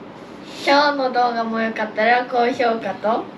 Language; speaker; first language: Japanese; early bilingual, other home language; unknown